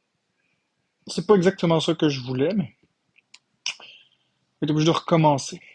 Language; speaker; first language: French; native; French